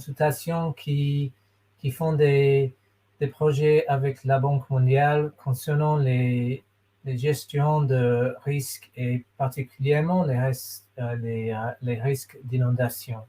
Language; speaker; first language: French; non-native, fluent; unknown